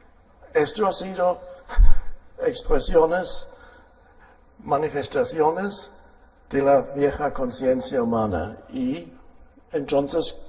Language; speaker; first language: Spanish; non-native, fluent; German